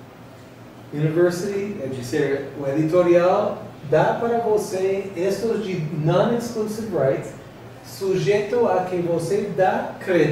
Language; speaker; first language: Portuguese; non-native, learner; English